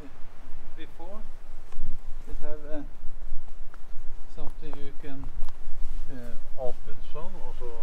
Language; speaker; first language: English; non-native, learner; Norwegian